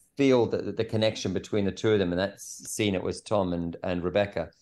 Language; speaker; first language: English; native; English